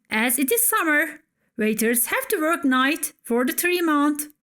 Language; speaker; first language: English; non-native, fluent; Turkish